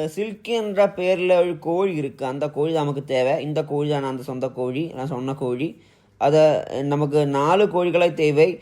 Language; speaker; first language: Tamil; non-native, local second language; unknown